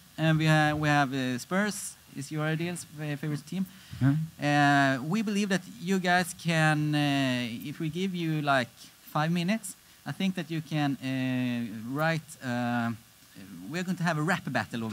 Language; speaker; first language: English; non-native, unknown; Swedish